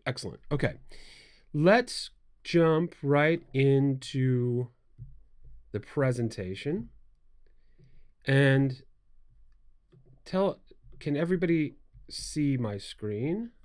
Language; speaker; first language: English; native; English